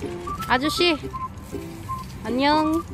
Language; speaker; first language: Korean; non-native, learner; Filipino